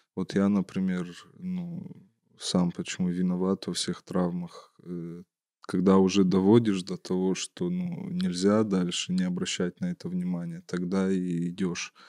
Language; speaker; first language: Russian; native; Russian